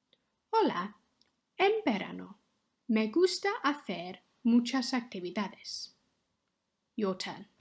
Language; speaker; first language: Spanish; non-native, fluent; English